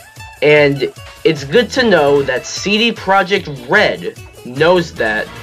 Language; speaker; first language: English; native; English